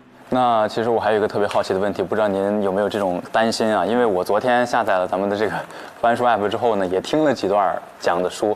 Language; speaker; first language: Chinese; native; Chinese